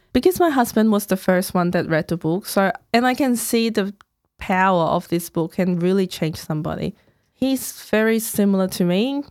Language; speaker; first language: English; non-native, fluent; Cantonese